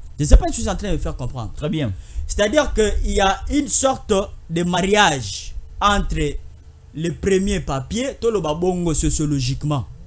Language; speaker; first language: French; non-native, local second language; Lingala